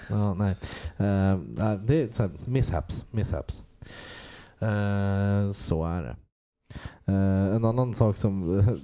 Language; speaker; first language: Swedish; native; Swedish